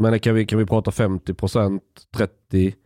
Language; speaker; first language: Swedish; early bilingual, other home language; Persian